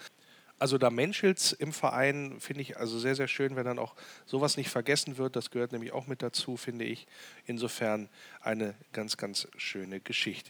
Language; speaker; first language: German; native; German